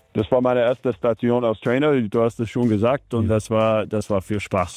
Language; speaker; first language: German; non-native, fluent; English